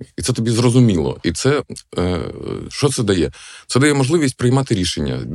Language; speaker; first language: Ukrainian; non-native, local second language; Russian